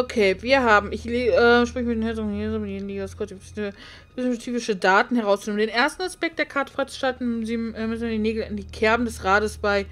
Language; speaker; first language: German; native; German